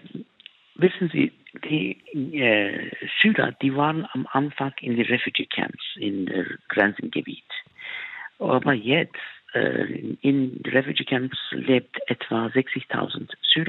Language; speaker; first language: German; non-native, fluent; Turkish